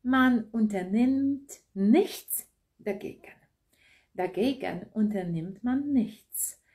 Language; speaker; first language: German; non-native, fluent; Polish